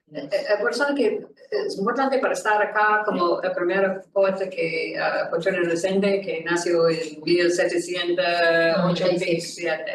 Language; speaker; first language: Spanish; non-native, learner; English